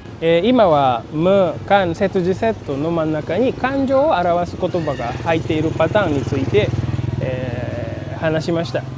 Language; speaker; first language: Japanese; non-native, fluent; Indonesian